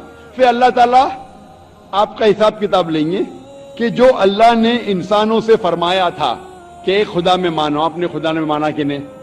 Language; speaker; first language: Hindi; non-native, local second language; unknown